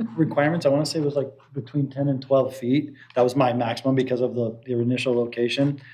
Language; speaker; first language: English; native; English